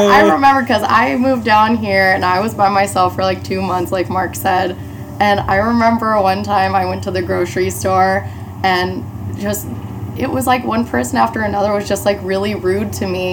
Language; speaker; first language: English; native; English